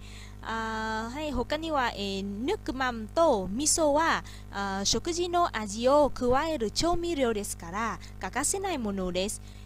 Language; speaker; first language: Japanese; non-native, learner; Vietnamese